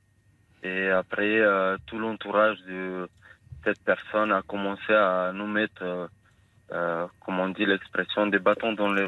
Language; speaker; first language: French; non-native, fluent; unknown